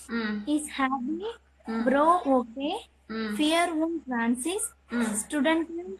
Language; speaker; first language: German; non-native, learner; Tamil